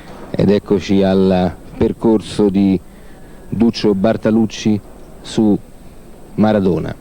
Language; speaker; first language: Italian; native; Italian